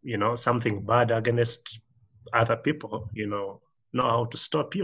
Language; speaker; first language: English; non-native, local second language; Ganda